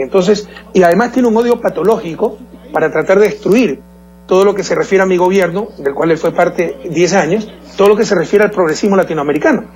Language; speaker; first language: Spanish; native; Spanish